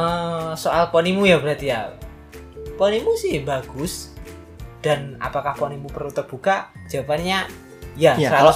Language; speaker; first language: Indonesian; native; Indonesian